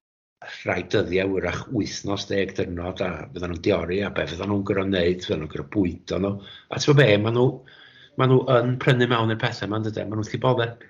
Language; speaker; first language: Welsh; native; Welsh